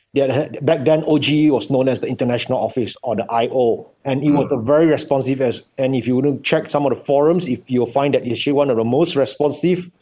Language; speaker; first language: English; non-native, local second language; Chinese